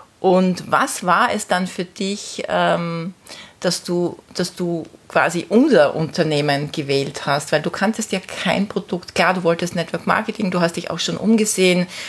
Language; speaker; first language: German; native; German